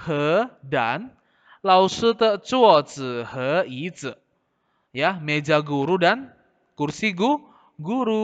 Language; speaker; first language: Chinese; non-native, fluent; Indonesian